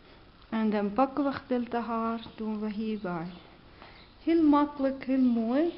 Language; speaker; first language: Dutch; non-native, learner; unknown